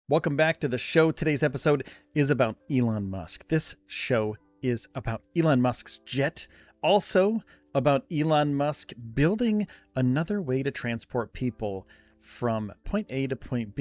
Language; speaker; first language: English; native; English